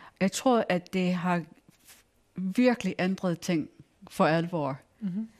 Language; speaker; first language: Danish; non-native, fluent; English